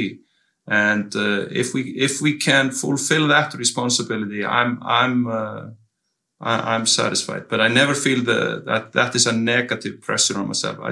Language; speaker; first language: English; non-native, fluent; Icelandic